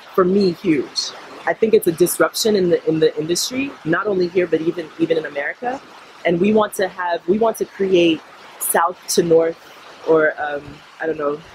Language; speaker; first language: English; native; English